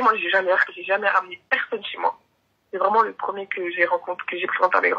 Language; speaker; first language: French; native; French